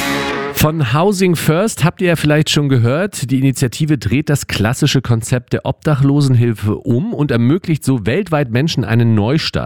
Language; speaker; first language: German; native; German